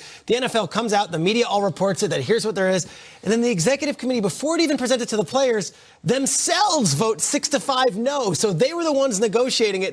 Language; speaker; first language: English; native; English